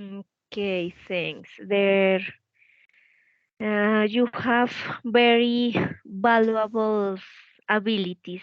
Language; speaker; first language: English; non-native, learner; Spanish